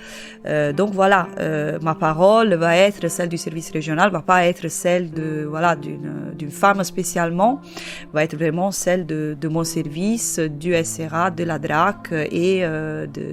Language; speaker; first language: French; native; French